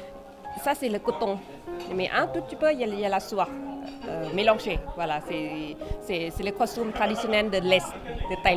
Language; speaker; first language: French; non-native, fluent; Thai